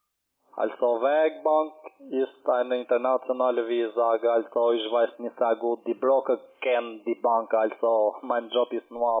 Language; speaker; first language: German; non-native, learner; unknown